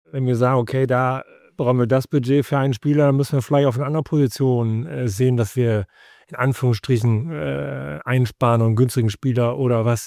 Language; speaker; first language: German; native; German